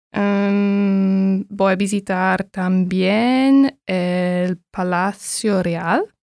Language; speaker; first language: Spanish; non-native, learner; English